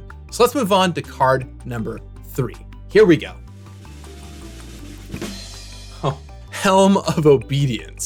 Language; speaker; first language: English; native; English